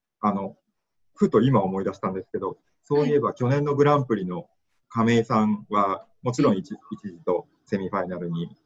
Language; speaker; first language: Japanese; native; Japanese